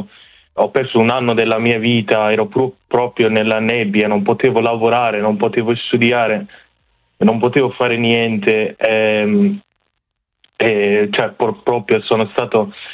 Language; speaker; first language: Italian; non-native, fluent; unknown